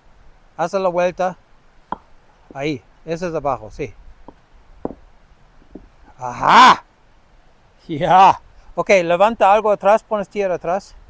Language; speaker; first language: Spanish; non-native, learner; English